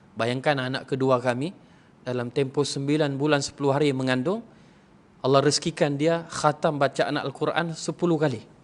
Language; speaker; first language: Malay; non-native, local second language; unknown